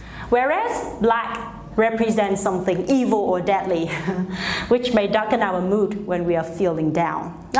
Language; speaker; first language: English; non-native, fluent; Vietnamese